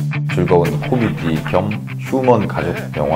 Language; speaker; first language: Korean; native; Korean